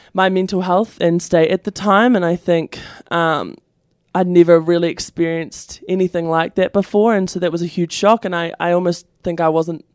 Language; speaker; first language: English; native; English